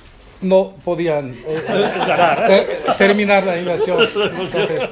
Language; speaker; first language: Spanish; non-native, fluent; German